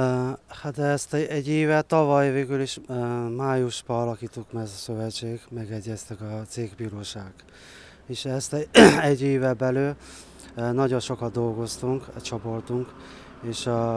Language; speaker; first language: Hungarian; non-native, learner; Chinese